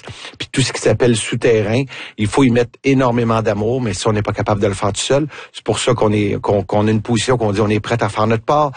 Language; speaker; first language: French; native; French